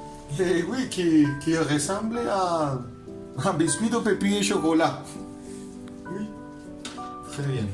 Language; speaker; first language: French; non-native, learner; Spanish